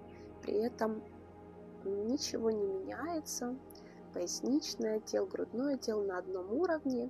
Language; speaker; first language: Russian; native; Russian